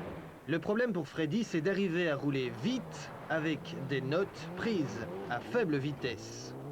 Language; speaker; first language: French; native; French